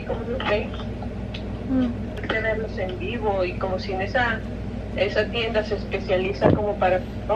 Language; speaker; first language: Spanish; native; Spanish